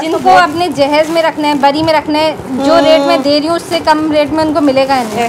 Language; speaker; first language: Urdu; native; Urdu